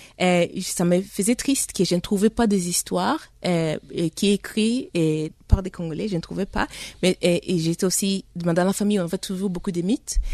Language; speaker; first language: French; early bilingual, heritage; French